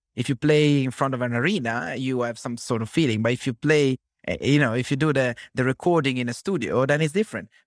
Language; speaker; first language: English; non-native, fluent; Italian